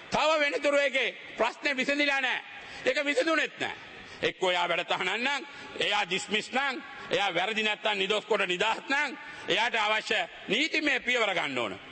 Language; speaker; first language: Sinhala; native; Sinhala